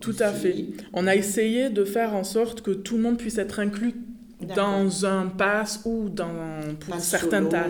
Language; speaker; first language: French; native; French